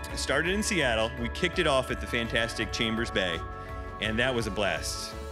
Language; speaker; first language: English; native; English